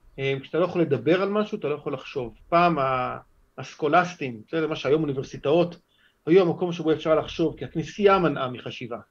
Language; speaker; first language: Hebrew; native; Hebrew